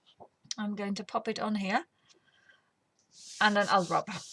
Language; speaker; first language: English; native; English